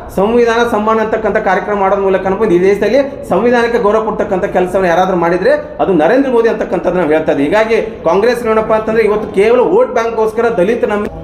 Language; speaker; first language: Kannada; native; Kannada